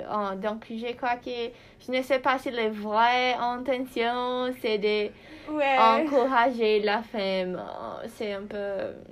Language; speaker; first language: French; non-native, learner; Portuguese